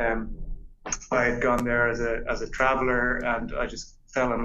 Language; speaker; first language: English; native; English